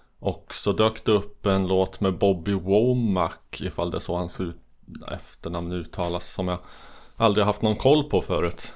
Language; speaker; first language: Swedish; native; Swedish